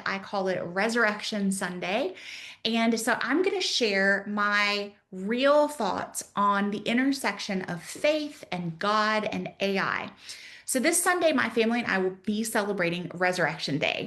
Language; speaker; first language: English; native; English